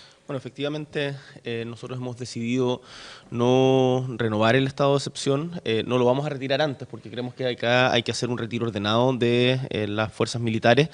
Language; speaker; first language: Spanish; native; Spanish